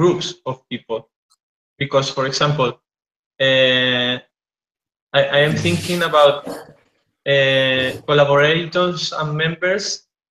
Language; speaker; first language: English; non-native, fluent; Spanish